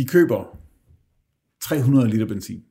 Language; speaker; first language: Danish; native; Danish